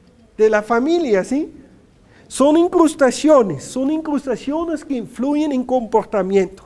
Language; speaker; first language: Spanish; non-native, fluent; Dutch